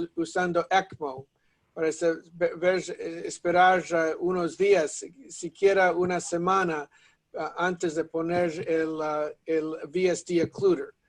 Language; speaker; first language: Spanish; early bilingual, heritage; Spanish